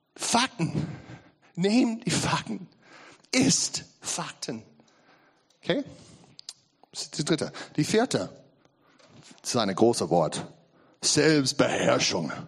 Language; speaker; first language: German; non-native, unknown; English